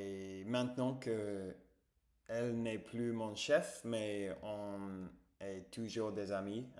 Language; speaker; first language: French; non-native, fluent; English